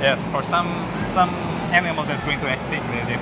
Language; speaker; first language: English; non-native, learner; Indonesian